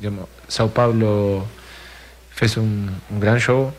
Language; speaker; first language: Portuguese; non-native, fluent; Spanish